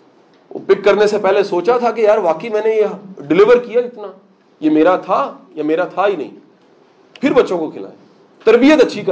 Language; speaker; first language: Hindi; non-native, local second language; Punjabi